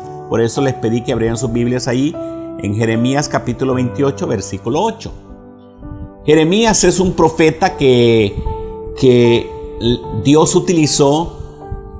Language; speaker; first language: Spanish; native; Spanish